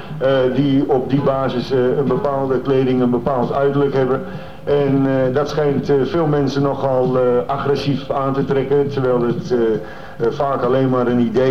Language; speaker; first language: Dutch; native; Dutch